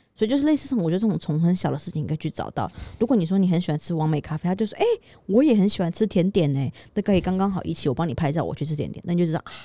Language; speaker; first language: Chinese; native; Chinese